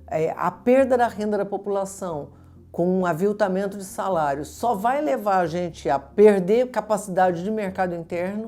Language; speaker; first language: Portuguese; native; Portuguese